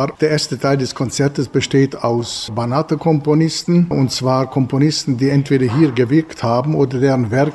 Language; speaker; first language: German; native; German